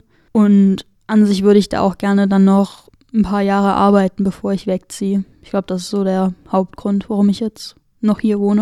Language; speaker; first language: German; native; German